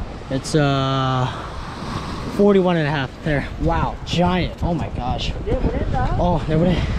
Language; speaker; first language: English; early bilingual, other home language; Korean